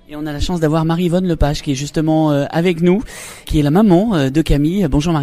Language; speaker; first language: French; native; French